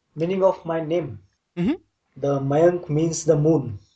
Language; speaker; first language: English; non-native, local second language; Hindi